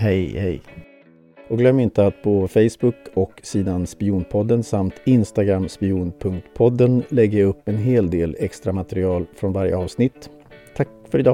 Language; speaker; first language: Swedish; native; Swedish